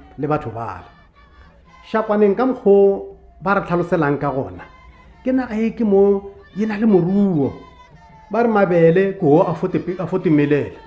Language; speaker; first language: Northern Sotho; native; Northern Sotho